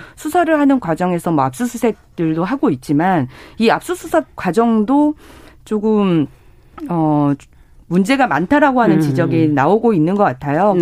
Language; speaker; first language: Korean; native; Korean